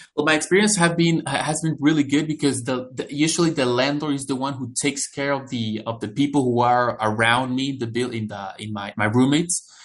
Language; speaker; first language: English; non-native, fluent; Spanish